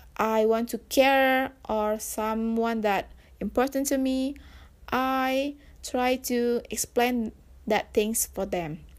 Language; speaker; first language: English; non-native, learner; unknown